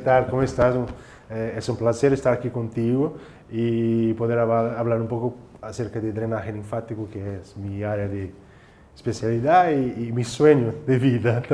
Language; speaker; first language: Spanish; non-native, fluent; Portuguese